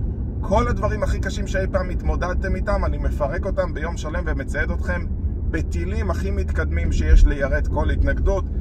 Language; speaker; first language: Hebrew; native; Hebrew